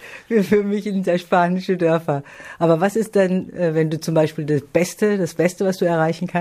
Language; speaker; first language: German; native; German